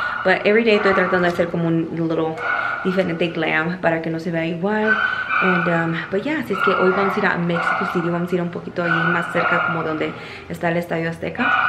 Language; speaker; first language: Spanish; early bilingual, heritage; Spanish